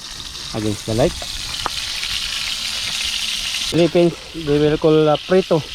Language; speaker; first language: English; non-native, local second language; Filipino